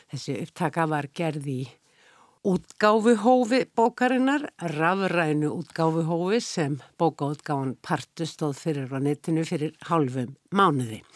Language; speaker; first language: Icelandic; native; Icelandic